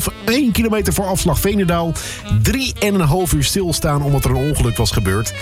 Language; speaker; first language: Dutch; native; Dutch